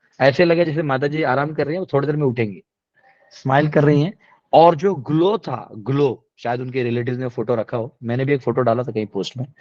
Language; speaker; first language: Hindi; non-native, local second language; Marathi